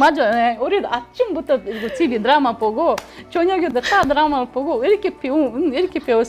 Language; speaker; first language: Korean; non-native, learner; Russian